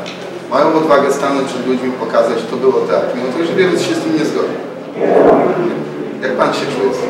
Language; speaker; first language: Polish; native; Polish